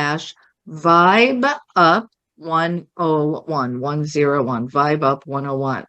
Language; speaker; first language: English; native; English